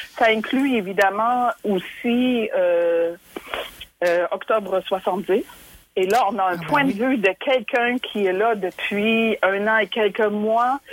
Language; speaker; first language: French; non-native, fluent; German